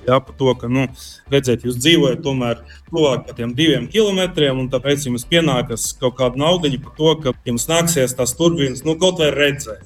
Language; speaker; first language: Latvian; non-native, local second language; Russian